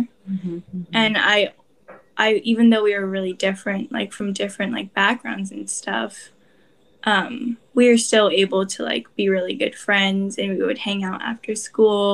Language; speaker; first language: English; native; English